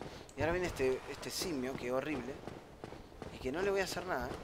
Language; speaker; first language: Spanish; native; Spanish